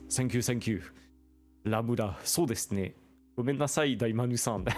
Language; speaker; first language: Japanese; non-native, fluent; French